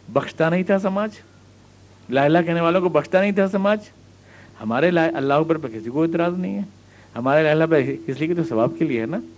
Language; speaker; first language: Urdu; native; Urdu